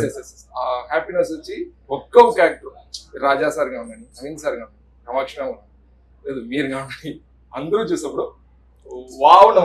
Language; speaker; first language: Telugu; non-native, learner; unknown